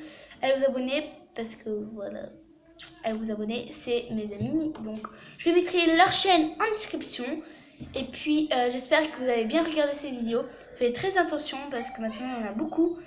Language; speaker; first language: French; native; French